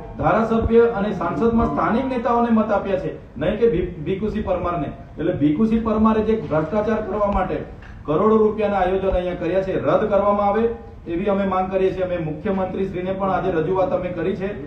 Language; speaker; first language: Gujarati; non-native, local second language; Vasavi